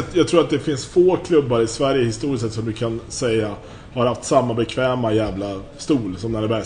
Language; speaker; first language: Swedish; native; Swedish